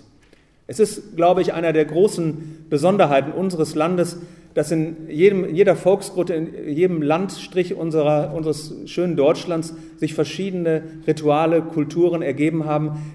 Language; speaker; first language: German; native; German